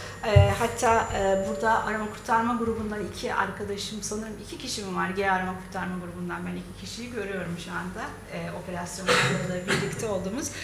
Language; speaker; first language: Turkish; native; Turkish